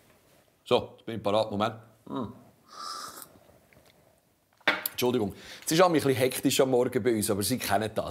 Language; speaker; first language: German; native; German